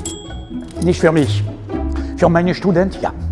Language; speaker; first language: German; non-native, learner; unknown